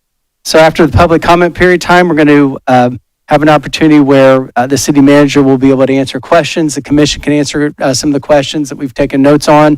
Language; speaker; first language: English; native; English